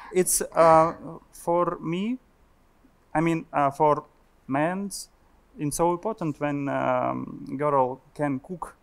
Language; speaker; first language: English; non-native, learner; Russian